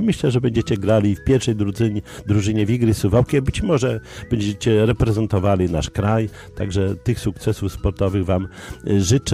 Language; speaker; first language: Polish; native; Polish